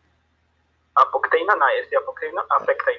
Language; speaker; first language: Greek; non-native, learner; Spanish